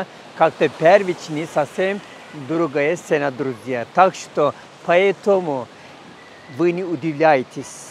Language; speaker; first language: Russian; non-native, fluent; Turkish